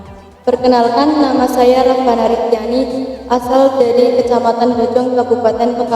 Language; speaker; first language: Indonesian; non-native, local second language; Javanese